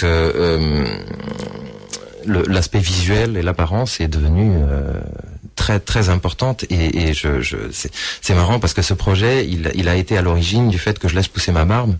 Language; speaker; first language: French; early bilingual, other home language; Portuguese